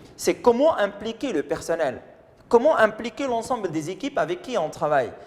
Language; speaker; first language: French; non-native, local second language; Arabic